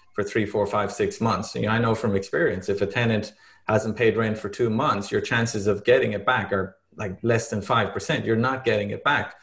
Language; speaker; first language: English; native; English